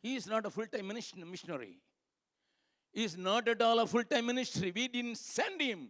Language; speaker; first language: English; non-native, local second language; Tamil